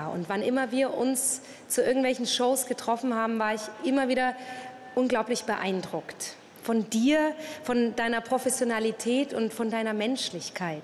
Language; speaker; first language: German; native; German